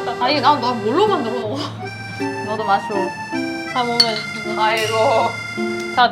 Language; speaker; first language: Korean; non-native, fluent; German